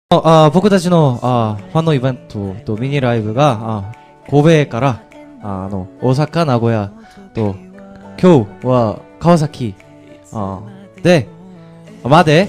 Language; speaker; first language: Japanese; non-native, learner; Korean